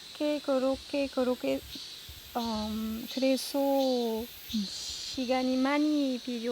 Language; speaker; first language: Korean; non-native, learner; French